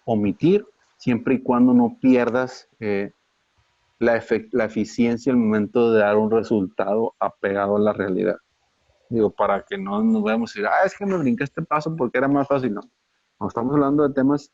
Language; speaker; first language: Spanish; native; Spanish